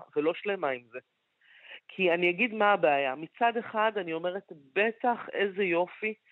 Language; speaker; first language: Hebrew; early bilingual, other home language; Arabic